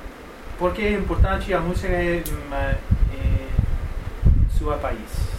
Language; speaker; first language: Portuguese; non-native, learner; Spanish